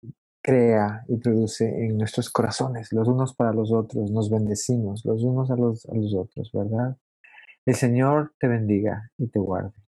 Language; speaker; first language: Spanish; native; Spanish